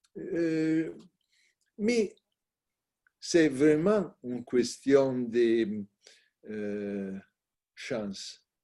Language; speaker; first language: French; non-native, learner; Italian